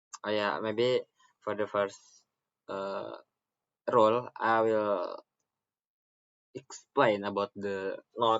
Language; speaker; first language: English; non-native, learner; Indonesian